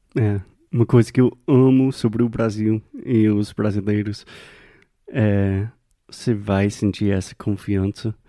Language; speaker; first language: Portuguese; non-native, fluent; English